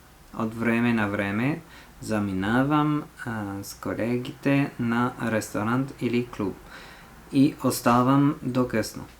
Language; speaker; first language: Bulgarian; non-native, learner; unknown